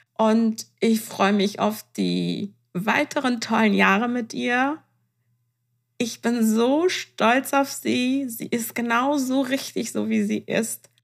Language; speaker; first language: German; non-native, fluent; Persian